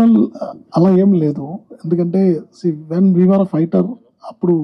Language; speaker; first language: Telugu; non-native, local second language; Tamil